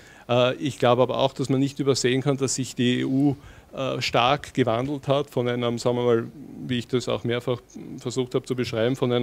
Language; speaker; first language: German; native; German